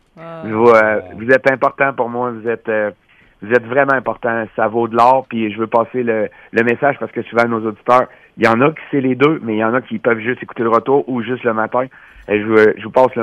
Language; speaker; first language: French; native; French